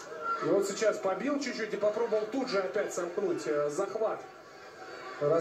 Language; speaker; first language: Russian; native; Russian